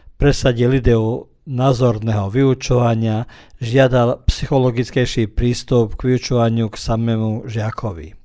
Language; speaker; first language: Slovak; early bilingual, heritage; Slovak